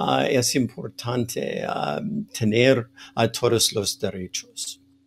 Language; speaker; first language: Spanish; non-native, fluent; English